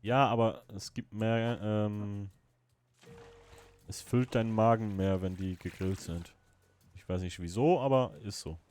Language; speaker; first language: German; native; German